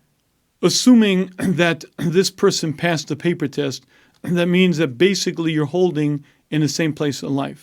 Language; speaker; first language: English; native; English